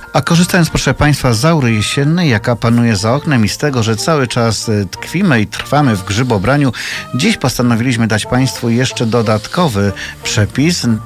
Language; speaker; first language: Polish; native; Polish